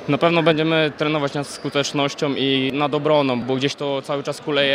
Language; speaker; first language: Polish; native; Polish